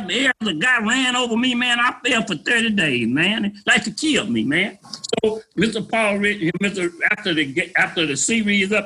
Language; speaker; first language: English; native; English